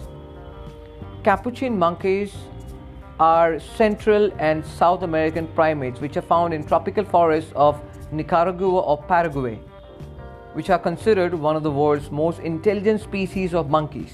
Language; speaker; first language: English; non-native, local second language; Assamese